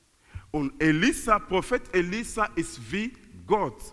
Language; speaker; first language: German; non-native, learner; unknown